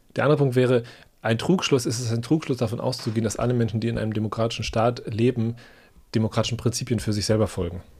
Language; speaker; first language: German; native; German